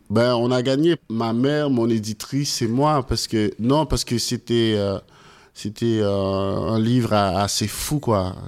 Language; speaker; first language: French; non-native, local second language; Haitian Creole